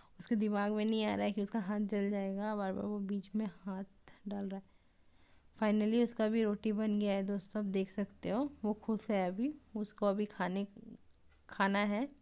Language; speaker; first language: Hindi; native; Hindi